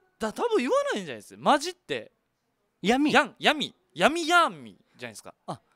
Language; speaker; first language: Japanese; native; Japanese